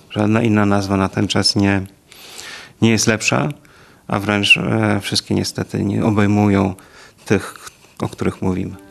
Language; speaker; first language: Polish; native; Polish